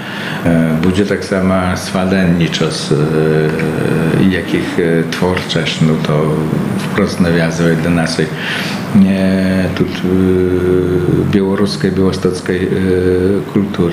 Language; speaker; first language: Polish; non-native, local second language; Belarusian